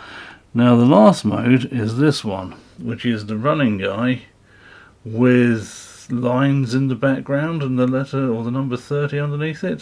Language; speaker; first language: English; native; English